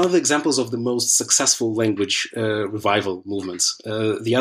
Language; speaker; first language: English; early bilingual, other home language; Russian